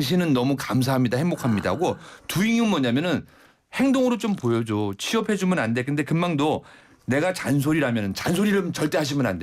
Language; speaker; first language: Korean; native; Korean